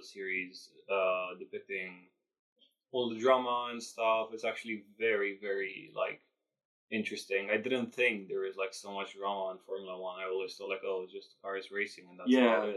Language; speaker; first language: English; non-native, fluent; Romanian